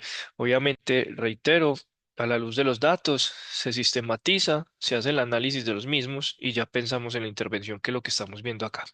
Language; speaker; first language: Spanish; native; Spanish